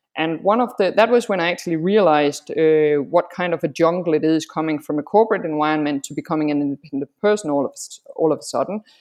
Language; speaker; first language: English; non-native, fluent; Danish